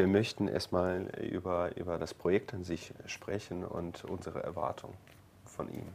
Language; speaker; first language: German; non-native, fluent; Ukrainian